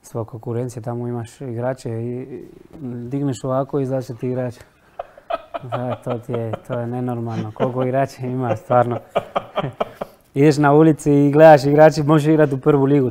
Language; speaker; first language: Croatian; non-native, fluent; Spanish